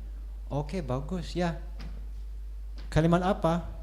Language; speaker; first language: Indonesian; non-native, fluent; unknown